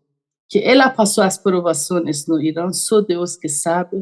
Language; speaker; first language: Portuguese; non-native, learner; Persian